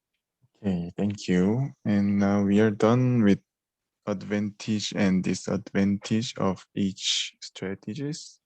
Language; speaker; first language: English; non-native, learner; Korean